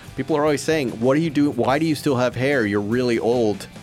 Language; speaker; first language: English; native; English